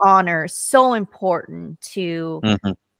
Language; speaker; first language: English; early bilingual, other home language; Korean